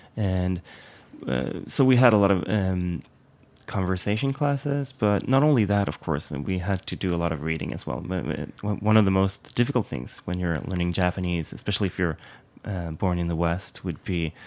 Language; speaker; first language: English; non-native, fluent; Swedish